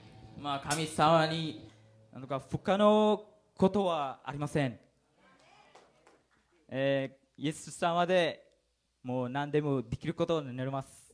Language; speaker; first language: Japanese; non-native, learner; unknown